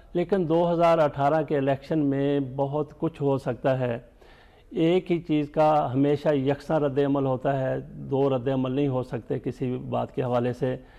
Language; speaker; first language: Urdu; native; Urdu